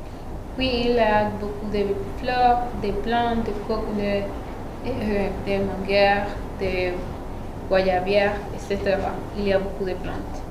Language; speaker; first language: French; non-native, learner; Spanish